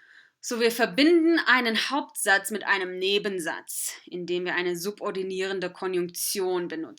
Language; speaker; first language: German; non-native, fluent; English